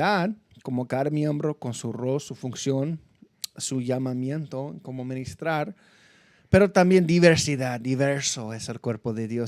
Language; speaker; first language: Spanish; non-native, fluent; English